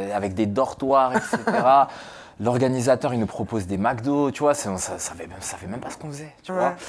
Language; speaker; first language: French; native; French